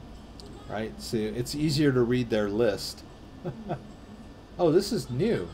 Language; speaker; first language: English; native; English